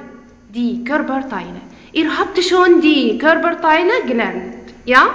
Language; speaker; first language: German; non-native, fluent; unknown